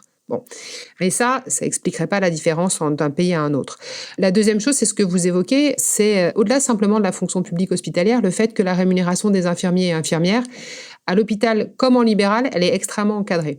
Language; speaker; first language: French; native; French